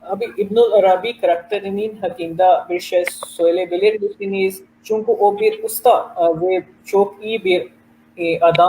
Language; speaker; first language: Turkish; non-native, learner; Urdu